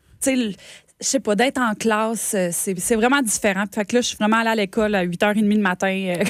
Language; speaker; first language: French; native; French